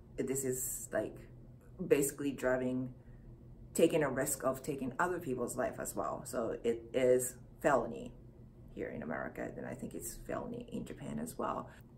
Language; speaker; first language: English; non-native, fluent; Japanese